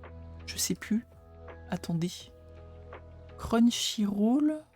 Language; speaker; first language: French; native; French